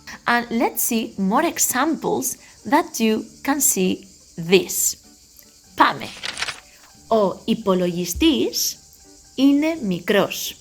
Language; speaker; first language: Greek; non-native, learner; Spanish